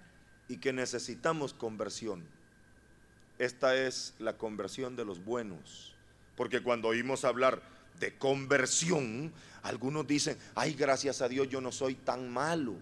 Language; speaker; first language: Spanish; native; Spanish